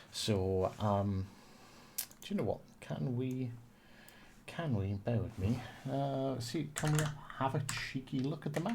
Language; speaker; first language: English; native; English